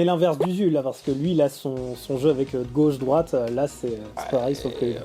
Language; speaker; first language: French; native; French